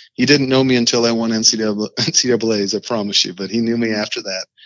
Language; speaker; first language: English; native; English